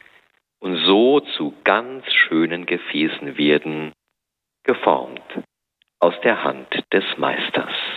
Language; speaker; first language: German; native; German